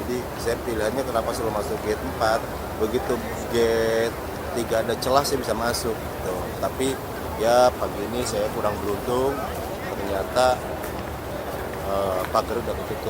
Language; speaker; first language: Indonesian; native; Indonesian